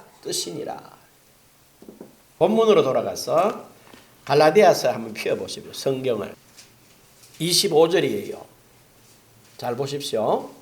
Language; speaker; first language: Korean; native; Korean